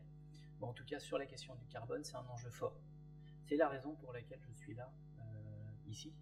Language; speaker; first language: French; native; French